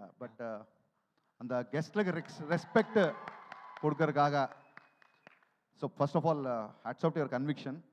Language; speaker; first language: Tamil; non-native, learner; Telugu